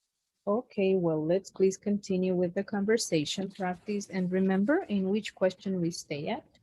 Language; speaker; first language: English; non-native, fluent; Spanish